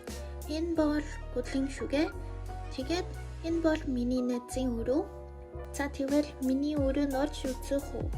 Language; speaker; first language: Mongolian; non-native, fluent; Spanish